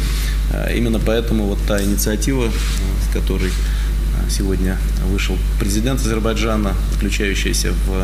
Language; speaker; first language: Russian; native; Russian